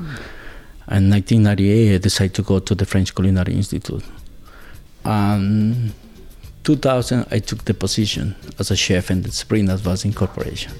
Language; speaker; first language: English; non-native, learner; Spanish